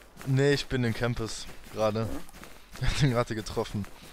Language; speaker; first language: German; native; German